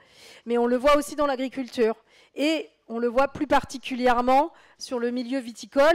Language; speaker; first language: French; native; French